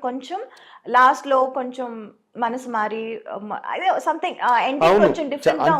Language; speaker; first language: Telugu; non-native, local second language; Tamil